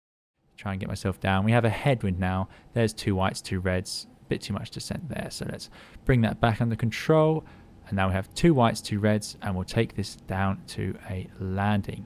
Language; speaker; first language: English; native; English